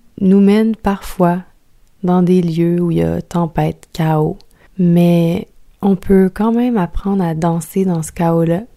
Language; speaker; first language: French; native; French